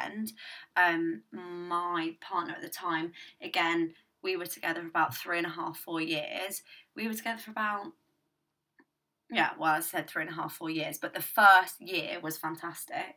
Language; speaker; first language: English; native; English